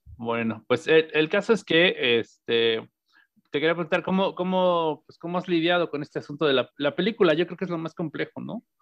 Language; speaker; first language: Spanish; native; Spanish